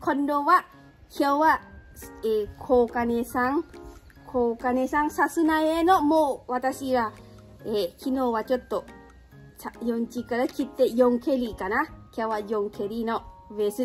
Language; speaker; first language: Japanese; non-native, learner; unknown